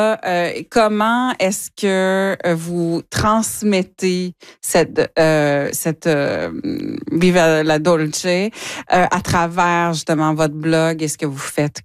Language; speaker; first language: French; native; French